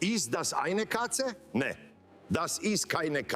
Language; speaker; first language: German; non-native, fluent; Serbian